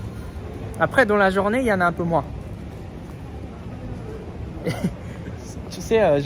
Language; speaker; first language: French; non-native, fluent; Japanese